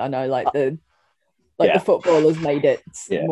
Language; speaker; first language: English; native; English